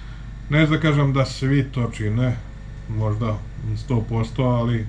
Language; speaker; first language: Serbian; native; Serbian